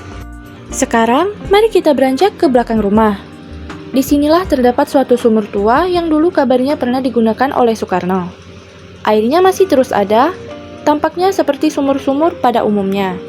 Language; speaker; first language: Indonesian; native; Indonesian